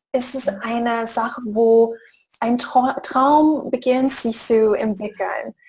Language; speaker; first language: German; non-native, fluent; English